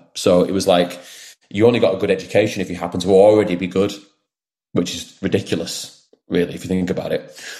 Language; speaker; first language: English; native; English